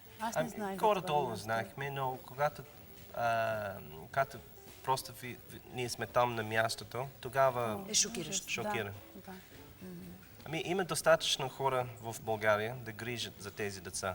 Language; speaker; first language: Bulgarian; non-native, learner; English